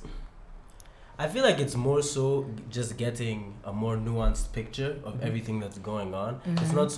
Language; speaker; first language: English; non-native, local second language; Ganda